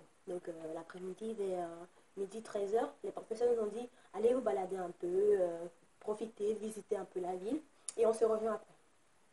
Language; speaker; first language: French; native; French